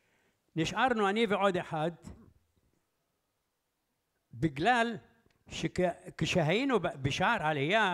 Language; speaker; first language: Hebrew; early bilingual, other home language; Arabic